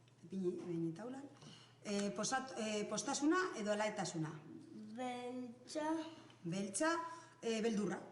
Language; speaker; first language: Basque; non-native, local second language; Spanish